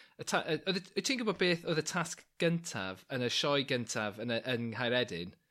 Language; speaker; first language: Welsh; non-native, local second language; English